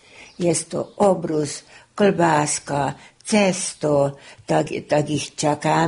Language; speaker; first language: Slovak; native; Slovak